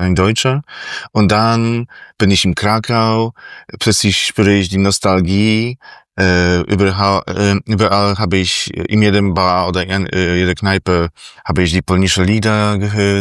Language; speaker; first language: German; non-native, fluent; Polish